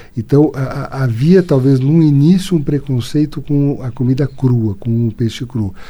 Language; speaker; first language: Portuguese; native; Portuguese